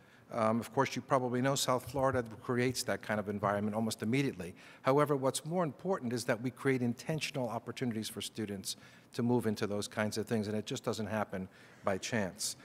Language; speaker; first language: English; native; English